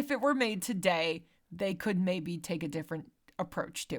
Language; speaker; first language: English; native; English